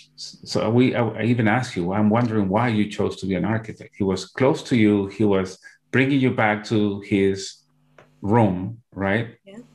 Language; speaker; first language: English; non-native, fluent; Spanish